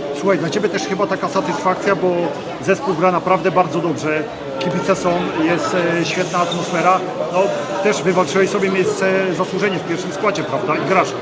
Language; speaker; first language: Polish; native; Polish